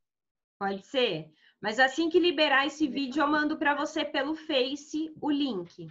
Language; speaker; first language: Portuguese; native; Portuguese